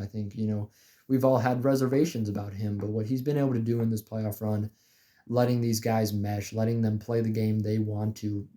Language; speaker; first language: English; native; English